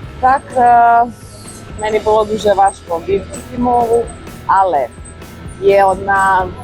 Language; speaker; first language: Ukrainian; non-native, learner; Croatian